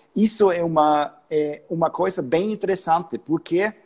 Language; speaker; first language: Portuguese; non-native, fluent; German